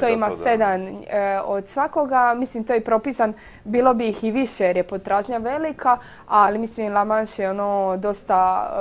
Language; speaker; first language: Croatian; native; Croatian